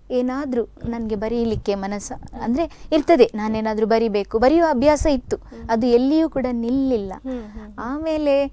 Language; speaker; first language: Kannada; native; Kannada